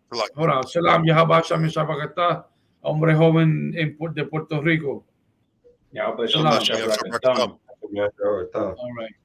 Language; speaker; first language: Spanish; early bilingual, heritage; Spanish